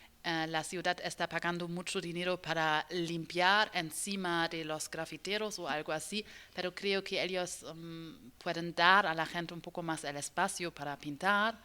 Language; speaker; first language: Spanish; non-native, learner; German